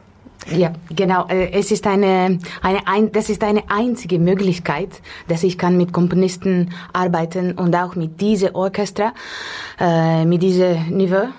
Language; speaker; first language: German; non-native, learner; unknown